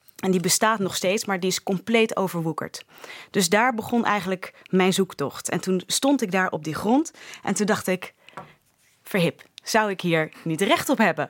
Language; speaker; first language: Dutch; native; Dutch